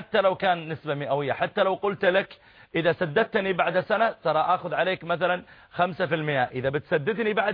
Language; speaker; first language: Arabic; native; Arabic